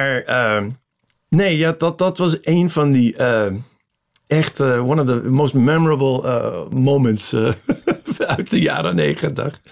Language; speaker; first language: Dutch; non-native, fluent; English